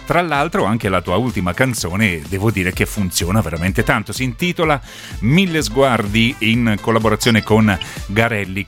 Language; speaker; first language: Italian; native; Italian